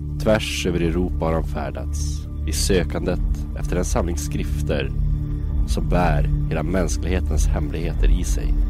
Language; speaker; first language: Swedish; native; Swedish